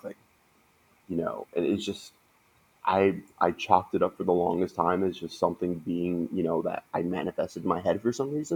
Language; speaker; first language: English; native; English